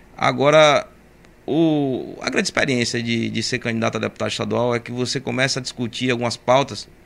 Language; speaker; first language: Portuguese; native; Portuguese